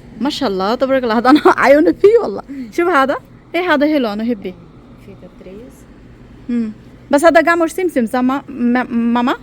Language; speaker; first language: Arabic; non-native, learner; Bangla